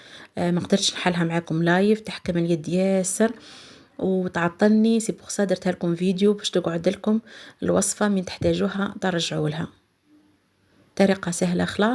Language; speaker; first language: Arabic; native; Arabic